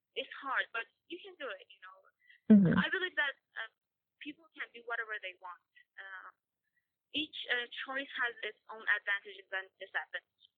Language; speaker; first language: English; non-native, fluent; Persian